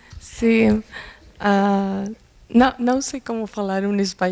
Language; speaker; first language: Portuguese; non-native, learner; Spanish